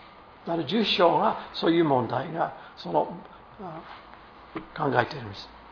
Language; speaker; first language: Japanese; non-native, fluent; English